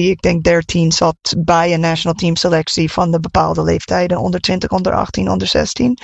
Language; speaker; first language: Dutch; non-native, fluent; English